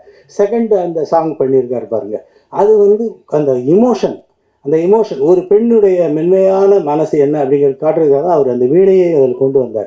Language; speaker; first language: Tamil; native; Tamil